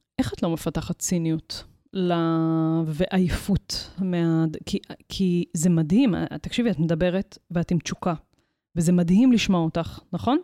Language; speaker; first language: Hebrew; native; Hebrew